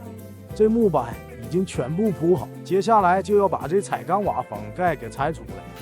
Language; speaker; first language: Chinese; native; Chinese